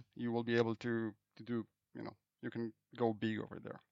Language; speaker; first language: English; non-native, fluent; Hebrew